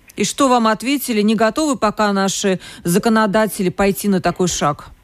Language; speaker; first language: Russian; native; Russian